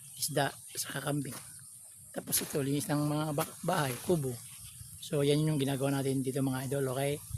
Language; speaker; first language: Filipino; non-native, local second language; Pangasinan